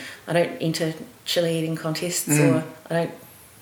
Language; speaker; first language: English; native; English